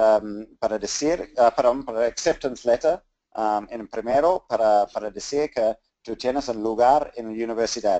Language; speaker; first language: Spanish; non-native, fluent; English